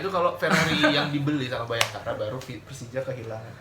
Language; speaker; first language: Indonesian; native; Indonesian